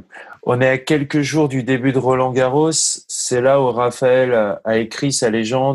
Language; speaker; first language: French; native; French